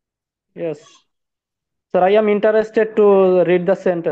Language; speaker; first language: English; non-native, learner; Bangla